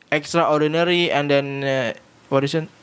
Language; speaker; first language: English; non-native, learner; Indonesian